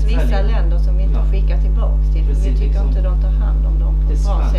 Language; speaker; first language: Swedish; native; Swedish